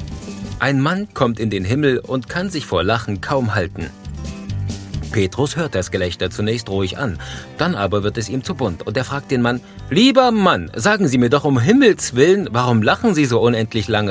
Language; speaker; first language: German; native; German